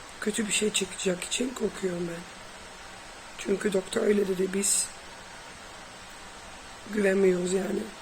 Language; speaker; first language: Turkish; non-native, fluent; Dutch